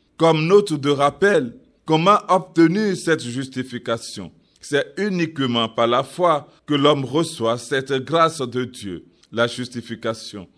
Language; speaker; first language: French; non-native, local second language; Yoruba